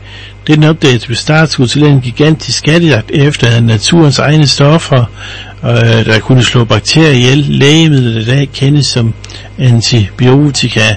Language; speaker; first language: Danish; native; Danish